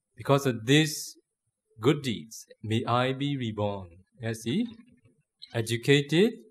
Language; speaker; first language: English; non-native, fluent; Burmese